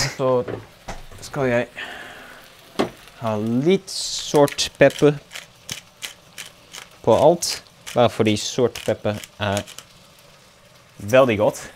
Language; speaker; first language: Norwegian; non-native, learner; Dutch